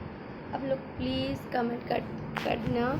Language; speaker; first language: Hindi; non-native, local second language; Bangla